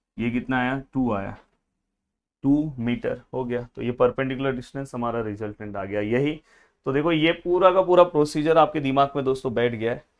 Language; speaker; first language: Hindi; non-native, local second language; Marathi